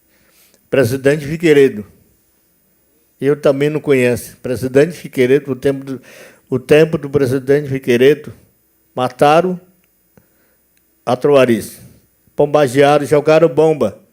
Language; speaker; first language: Portuguese; non-native, local second language; Yanomámi